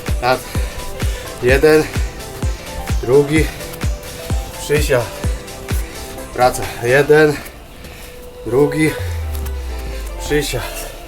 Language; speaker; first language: Polish; native; Polish